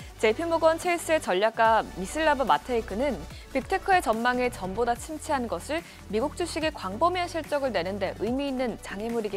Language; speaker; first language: Korean; native; Korean